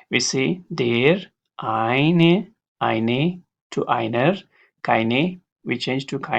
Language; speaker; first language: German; non-native, learner; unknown